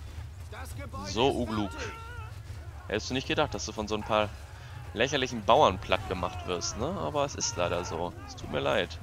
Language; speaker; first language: German; native; German